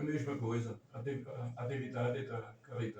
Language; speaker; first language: Portuguese; non-native, learner; German